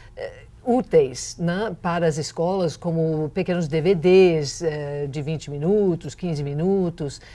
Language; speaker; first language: Portuguese; non-native, fluent; English